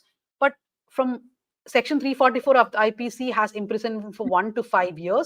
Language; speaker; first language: English; non-native, local second language; Malayalam